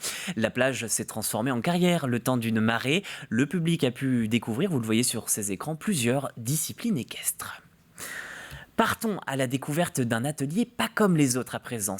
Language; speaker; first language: French; native; French